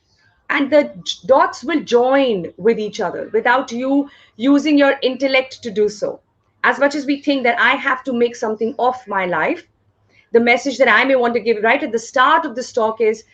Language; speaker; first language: English; non-native, local second language; Hindi